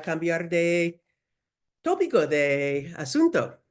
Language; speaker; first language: Spanish; non-native, learner; English